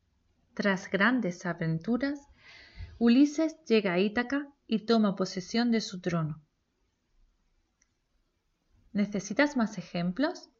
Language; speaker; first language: Spanish; native; Spanish